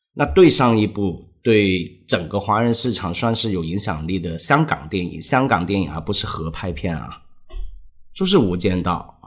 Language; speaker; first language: Chinese; non-native, local second language; Cantonese